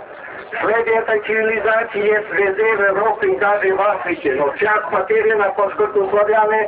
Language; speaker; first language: Russian; non-native, fluent; Serbian